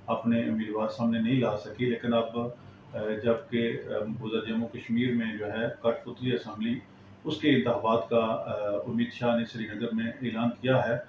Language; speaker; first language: Urdu; non-native, local second language; Pahari-Potwari